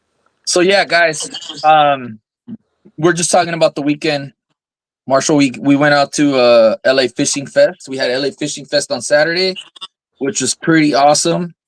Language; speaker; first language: English; native; English